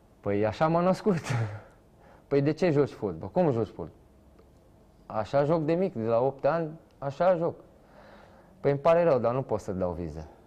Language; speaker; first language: Romanian; non-native, fluent; Portuguese